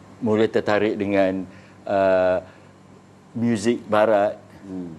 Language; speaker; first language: Malay; native; Malay